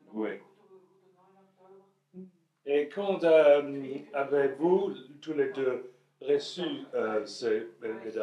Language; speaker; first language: French; non-native, learner; English